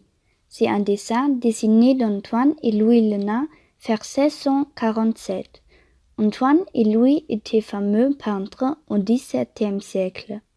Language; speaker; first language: French; non-native, learner; German